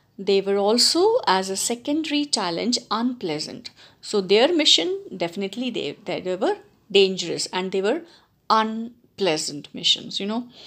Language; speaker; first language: English; non-native, local second language; Punjabi